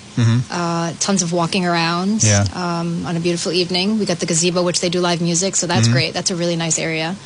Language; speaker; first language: English; native; English